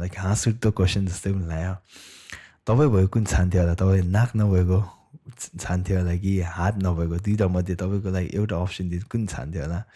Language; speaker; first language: Nepali; non-native, local second language; Tibetan